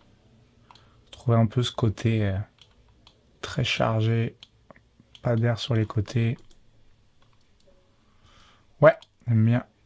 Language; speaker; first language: French; native; French